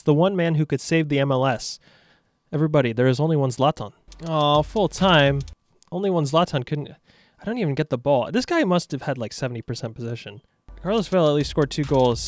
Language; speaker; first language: English; native; English